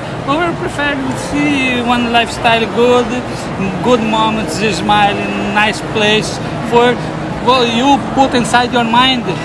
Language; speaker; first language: English; non-native, learner; Portuguese